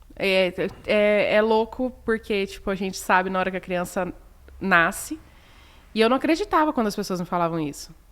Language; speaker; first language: Portuguese; native; Portuguese